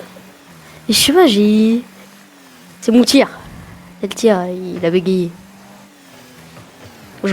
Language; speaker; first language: French; native; French